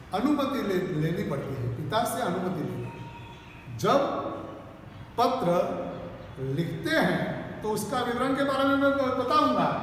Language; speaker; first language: Hindi; non-native, local second language; Gujarati